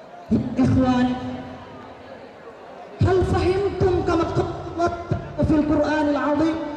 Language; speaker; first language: Arabic; non-native, learner; Achinese